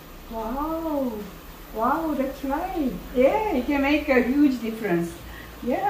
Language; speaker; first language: English; non-native, fluent; Korean